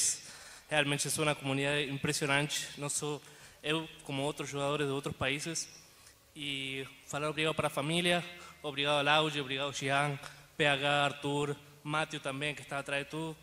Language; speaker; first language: Portuguese; non-native, fluent; Spanish